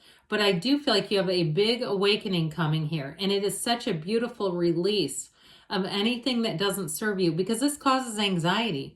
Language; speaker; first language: English; native; English